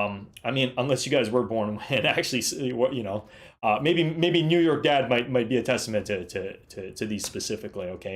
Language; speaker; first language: English; native; English